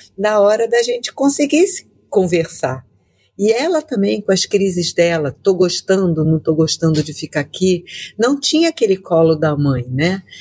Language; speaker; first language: Portuguese; native; Portuguese